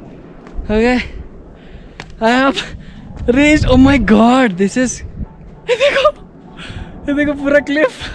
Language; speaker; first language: English; non-native, local second language; Telugu